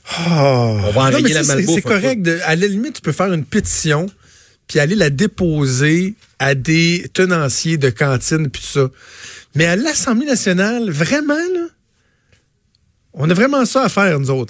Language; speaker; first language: French; native; French